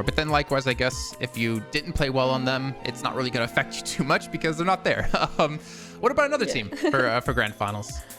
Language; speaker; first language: English; native; English